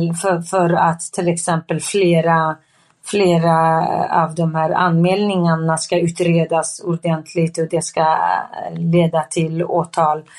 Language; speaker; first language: Swedish; non-native, fluent; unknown